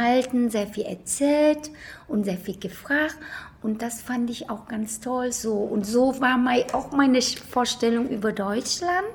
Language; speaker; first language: German; non-native, fluent; Vietnamese